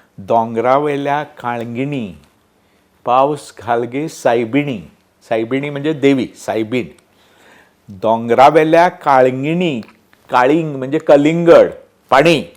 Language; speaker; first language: Marathi; non-native, local second language; Konkani